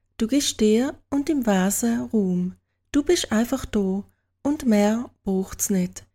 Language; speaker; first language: German; native; German